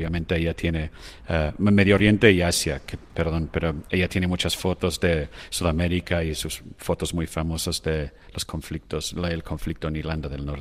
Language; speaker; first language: Spanish; non-native, fluent; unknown